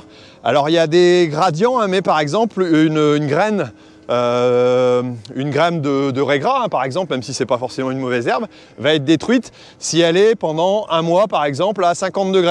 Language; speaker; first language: French; native; French